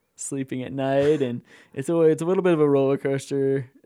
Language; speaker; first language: English; native; English